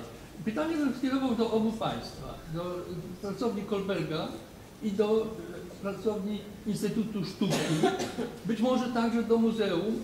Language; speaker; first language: Polish; native; Polish